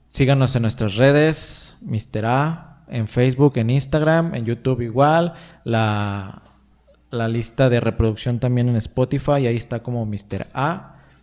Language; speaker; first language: Spanish; native; Spanish